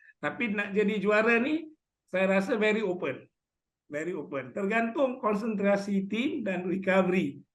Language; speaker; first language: Malay; native; Malay